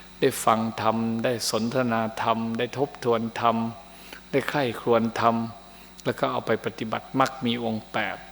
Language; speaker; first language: Thai; native; Thai